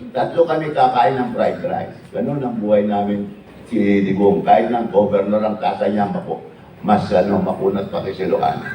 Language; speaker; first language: Filipino; non-native, local second language; Iloko